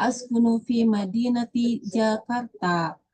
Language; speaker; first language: Arabic; non-native, learner; Indonesian